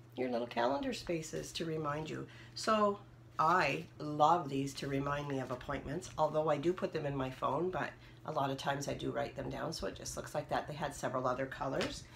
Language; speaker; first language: English; native; English